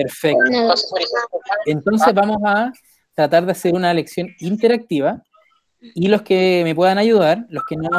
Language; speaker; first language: Spanish; native; Spanish